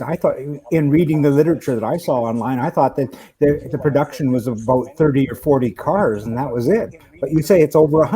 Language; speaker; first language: English; native; English